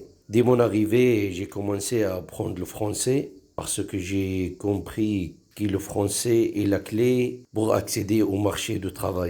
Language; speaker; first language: French; non-native, fluent; Arabic